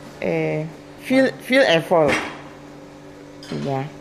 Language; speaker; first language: German; non-native, learner; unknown